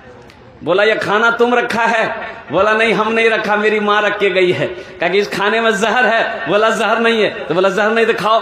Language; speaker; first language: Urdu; non-native, local second language; Pashto